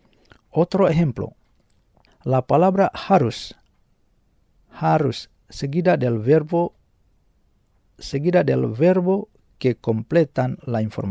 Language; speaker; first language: Spanish; non-native, fluent; Indonesian